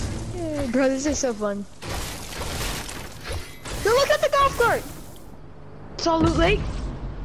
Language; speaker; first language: English; native; English